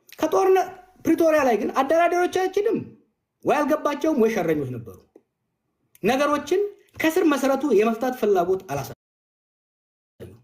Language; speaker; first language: Amharic; non-native, local second language; Oromo